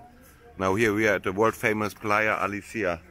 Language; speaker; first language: English; non-native, fluent; German